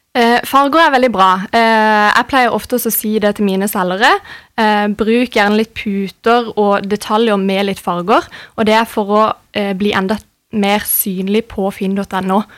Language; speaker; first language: Norwegian; native; Norwegian